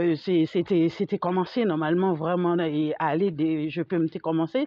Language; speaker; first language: French; non-native, fluent; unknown